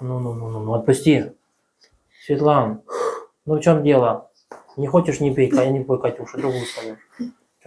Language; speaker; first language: Russian; native; Russian